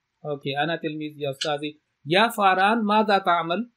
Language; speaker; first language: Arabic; non-native, fluent; Urdu